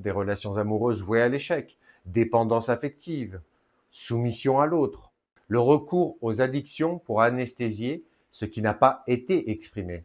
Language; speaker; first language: French; native; French